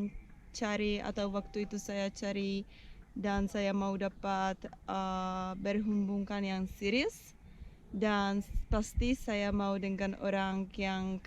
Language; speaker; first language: Indonesian; non-native, learner; Czech